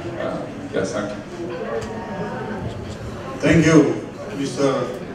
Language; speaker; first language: English; non-native, learner; Japanese